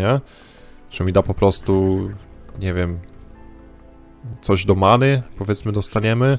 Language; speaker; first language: Polish; native; Polish